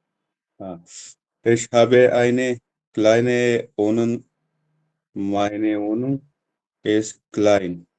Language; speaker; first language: German; non-native, learner; Urdu